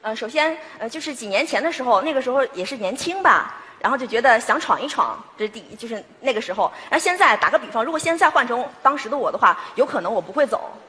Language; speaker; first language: Chinese; native; Chinese